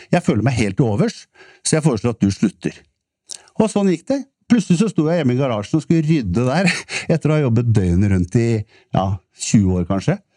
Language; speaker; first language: Norwegian; native; Norwegian